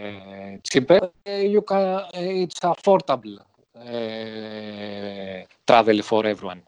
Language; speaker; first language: English; non-native, learner; Greek